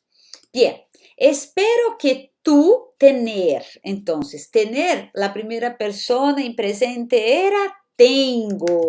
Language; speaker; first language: Spanish; non-native, fluent; Portuguese